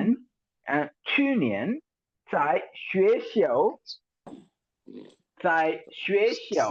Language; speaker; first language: Chinese; non-native, fluent; Tamil